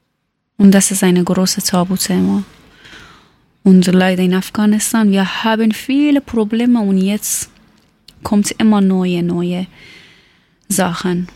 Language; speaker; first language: German; non-native, learner; Persian